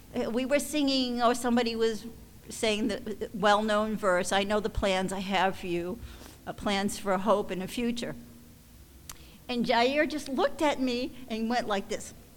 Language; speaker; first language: English; native; English